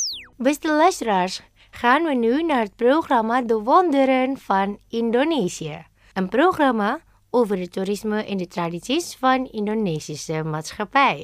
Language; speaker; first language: Dutch; non-native, fluent; Indonesian